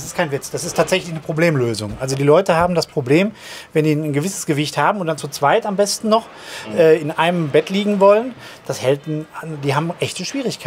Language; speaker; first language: German; native; German